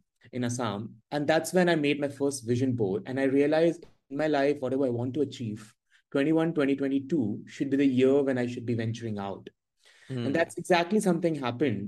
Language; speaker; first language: English; non-native, local second language; Hindi